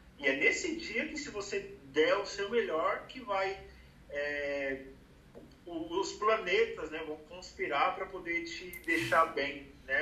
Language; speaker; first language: Portuguese; native; Portuguese